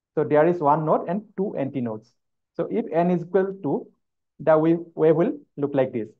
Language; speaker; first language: English; non-native, local second language; Assamese